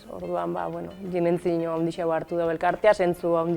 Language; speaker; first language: Basque; native; Basque